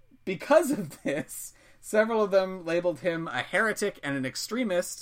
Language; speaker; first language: English; native; English